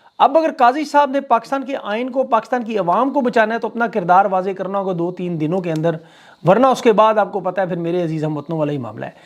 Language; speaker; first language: Urdu; native; Urdu